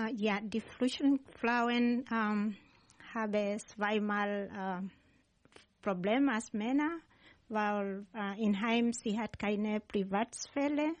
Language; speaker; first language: German; non-native, learner; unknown